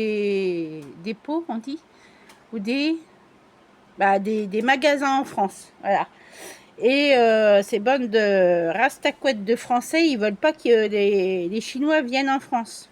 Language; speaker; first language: French; native; French